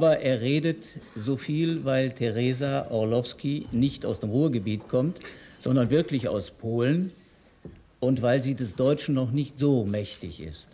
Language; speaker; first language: German; native; German